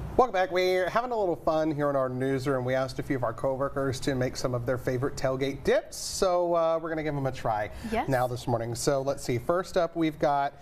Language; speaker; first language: English; native; English